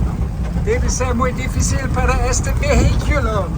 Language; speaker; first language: Spanish; non-native, learner; English